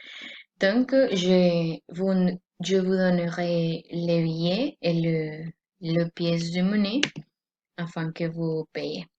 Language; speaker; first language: French; non-native, learner; Spanish